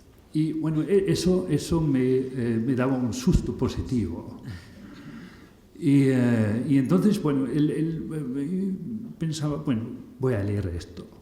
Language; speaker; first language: Spanish; non-native, fluent; German